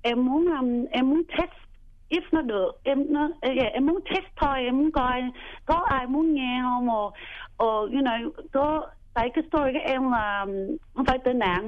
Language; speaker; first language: Vietnamese; early bilingual, heritage; Vietnamese